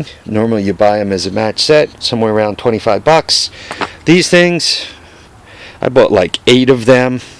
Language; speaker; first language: English; native; English